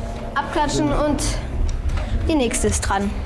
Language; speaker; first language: German; native; German